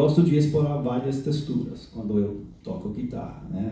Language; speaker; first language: Portuguese; non-native, fluent; English